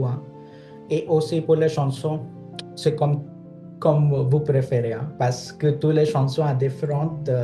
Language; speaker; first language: French; non-native, fluent; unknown